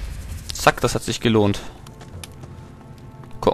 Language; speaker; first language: German; native; German